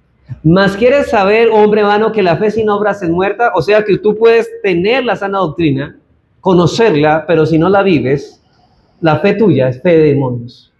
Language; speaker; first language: Spanish; native; Spanish